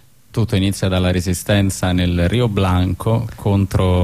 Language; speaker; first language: Italian; native; Italian